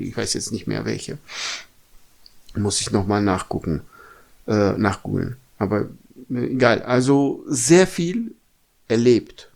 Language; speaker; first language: German; non-native, fluent; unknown